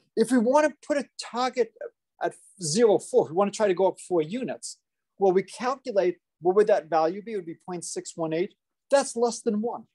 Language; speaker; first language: English; native; English